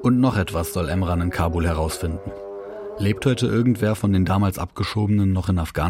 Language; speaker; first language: German; native; German